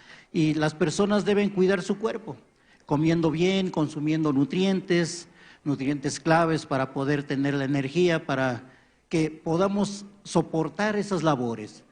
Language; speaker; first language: Spanish; native; Spanish